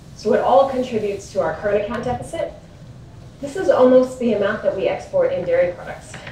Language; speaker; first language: English; native; English